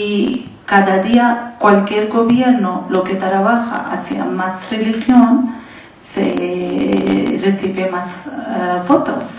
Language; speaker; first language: Spanish; non-native, learner; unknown